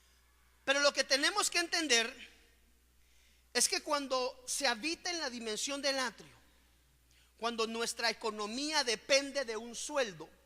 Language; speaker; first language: Spanish; native; Spanish